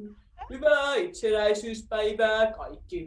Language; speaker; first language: Finnish; native; Finnish